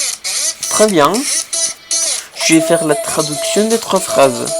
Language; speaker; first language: French; non-native, fluent; Spanish